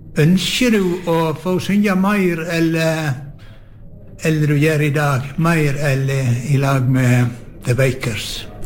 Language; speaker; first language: Norwegian; native; Norwegian